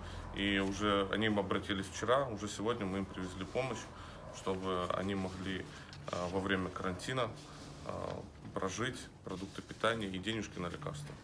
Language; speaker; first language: Russian; native; Russian